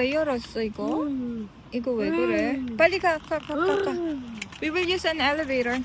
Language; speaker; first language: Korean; non-native, fluent; Filipino